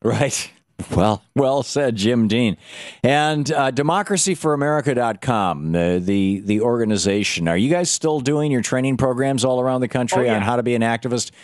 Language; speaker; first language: English; native; English